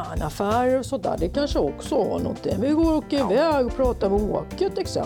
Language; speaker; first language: Swedish; native; Swedish